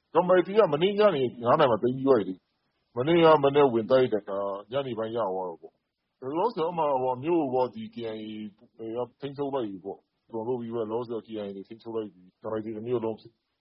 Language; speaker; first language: Burmese; non-native, local second language; Kachin